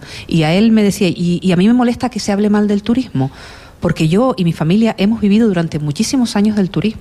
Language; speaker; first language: Spanish; native; Spanish